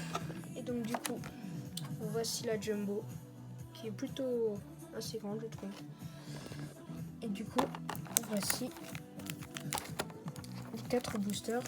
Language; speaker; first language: French; native; French